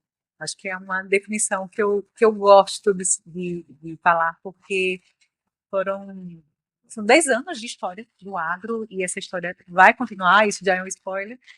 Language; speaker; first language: Portuguese; native; Portuguese